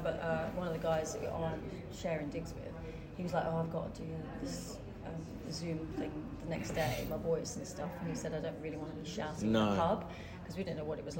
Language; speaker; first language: English; native; English